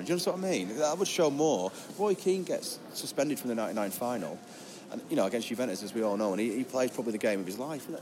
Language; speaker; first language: English; native; English